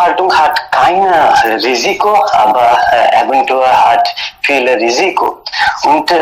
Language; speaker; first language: German; non-native, learner; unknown